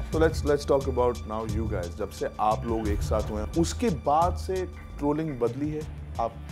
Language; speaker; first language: Hindi; native; Hindi